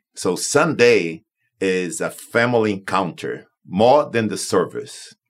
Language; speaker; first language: English; non-native, learner; Portuguese